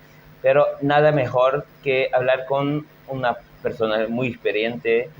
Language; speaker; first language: Spanish; non-native, fluent; Portuguese